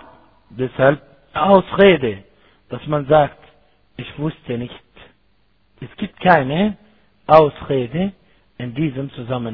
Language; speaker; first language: German; non-native, fluent; Arabic